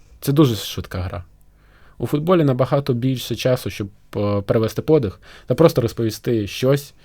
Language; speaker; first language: Ukrainian; non-native, local second language; Russian